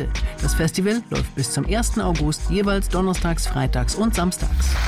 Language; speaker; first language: German; native; German